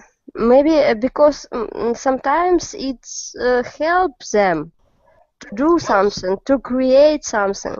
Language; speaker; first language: English; non-native, learner; Russian